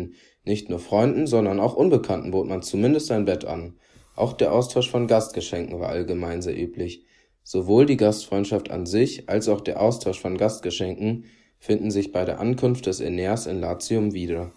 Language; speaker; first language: German; native; German